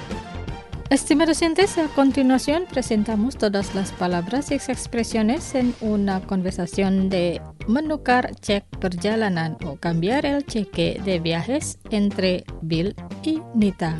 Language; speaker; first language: Spanish; non-native, fluent; Indonesian